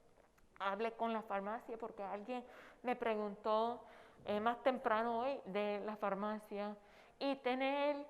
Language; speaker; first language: Spanish; non-native, fluent; English